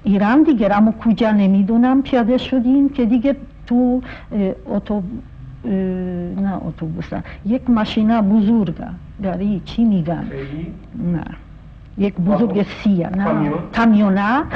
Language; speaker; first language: Persian; early bilingual, other home language; Polish